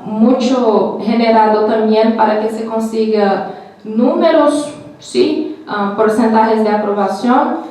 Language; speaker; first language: Spanish; non-native, learner; Portuguese